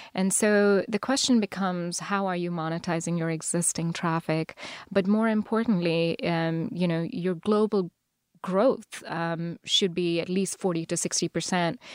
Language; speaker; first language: English; non-native, local second language; Telugu